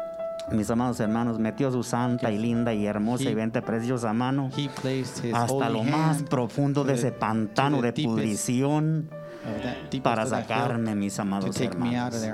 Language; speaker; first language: Spanish; native; Spanish